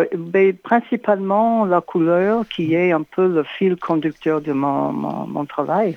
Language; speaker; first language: French; non-native, fluent; English